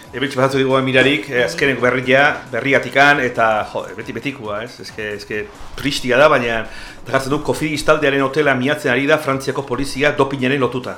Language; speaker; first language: Basque; native; Basque